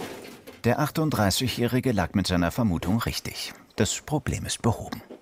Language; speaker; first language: German; native; German